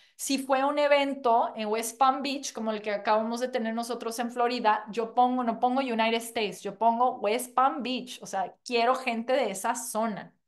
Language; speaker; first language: Spanish; non-native, fluent; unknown